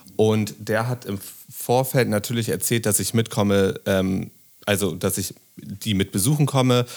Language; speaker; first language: German; native; German